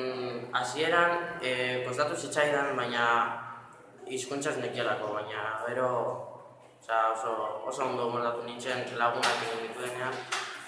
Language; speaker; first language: Basque; early bilingual, other home language; Portuguese